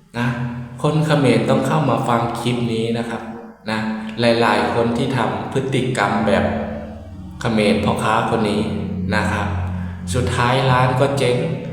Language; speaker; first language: Thai; native; Thai